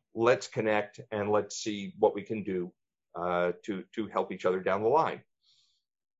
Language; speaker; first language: English; native; English